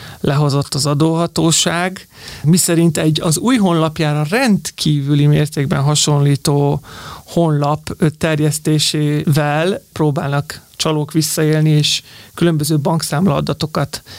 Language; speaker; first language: Hungarian; native; Hungarian